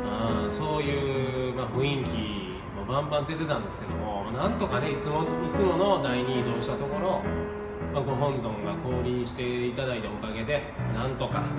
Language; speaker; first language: Japanese; native; Japanese